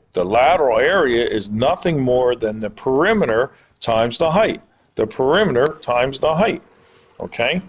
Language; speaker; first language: English; native; English